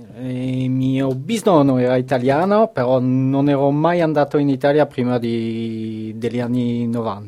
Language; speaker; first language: Italian; non-native, fluent; French